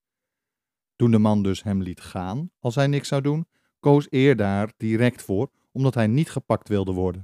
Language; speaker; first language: Dutch; native; Dutch